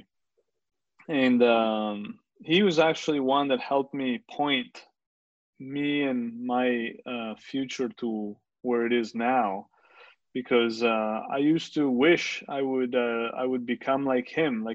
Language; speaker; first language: English; non-native, fluent; Italian